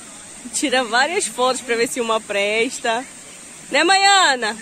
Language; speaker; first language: Portuguese; native; Portuguese